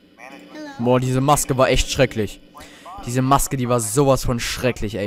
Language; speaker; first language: German; native; German